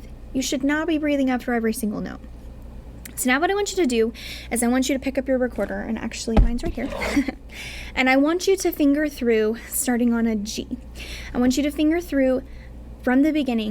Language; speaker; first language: English; native; English